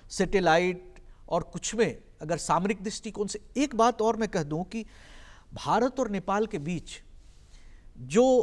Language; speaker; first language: Hindi; native; Hindi